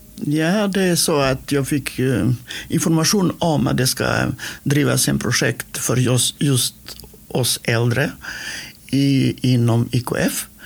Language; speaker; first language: Swedish; non-native, fluent; Macedonian